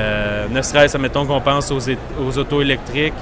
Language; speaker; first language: French; native; French